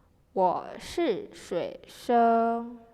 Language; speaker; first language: Chinese; non-native, fluent; Indonesian